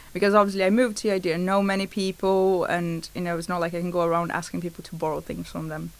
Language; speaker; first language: English; non-native, fluent; Portuguese